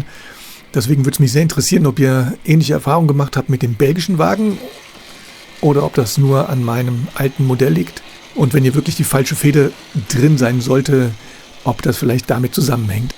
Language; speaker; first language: German; native; German